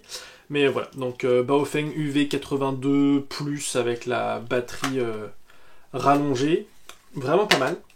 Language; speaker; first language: French; native; French